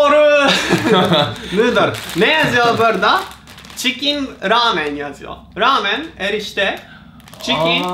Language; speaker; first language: Turkish; non-native, learner; Japanese